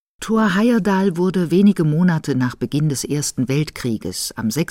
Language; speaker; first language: German; native; German